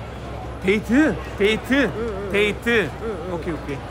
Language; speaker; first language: Japanese; non-native, learner; Korean